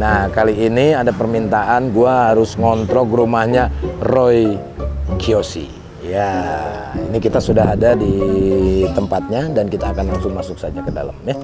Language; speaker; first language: Indonesian; native; Indonesian